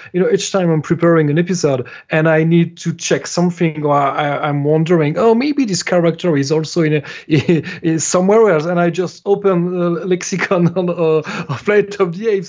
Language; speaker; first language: English; non-native, fluent; French